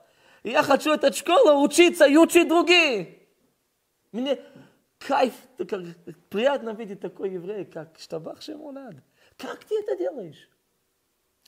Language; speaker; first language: Russian; early bilingual, heritage; Russian